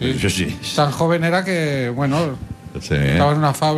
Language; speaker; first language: Spanish; native; Spanish